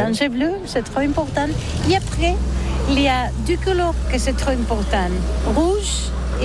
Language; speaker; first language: French; non-native, learner; Catalan